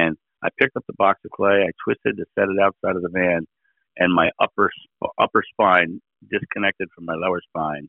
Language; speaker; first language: English; native; English